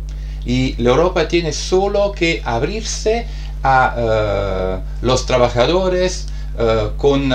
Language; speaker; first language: Spanish; non-native, fluent; Italian